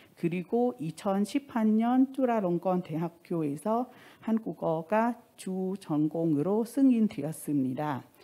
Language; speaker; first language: Korean; non-native, fluent; Thai